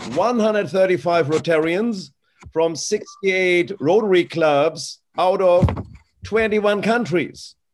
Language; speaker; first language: English; non-native, fluent; German